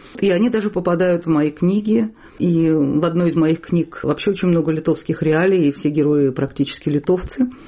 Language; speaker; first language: Russian; native; Russian